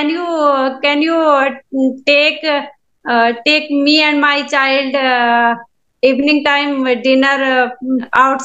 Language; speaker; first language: English; non-native, learner; Hindi